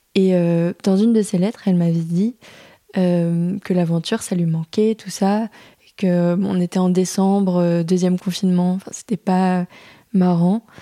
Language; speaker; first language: French; native; French